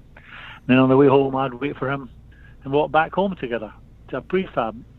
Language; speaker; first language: English; native; English